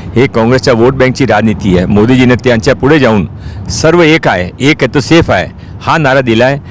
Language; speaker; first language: Marathi; non-native, local second language; Hindi